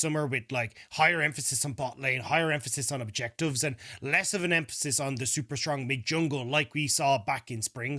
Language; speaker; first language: English; native; English